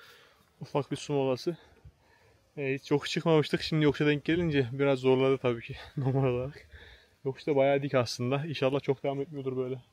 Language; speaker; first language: Turkish; native; Turkish